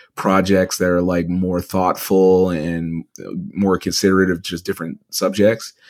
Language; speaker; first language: English; native; English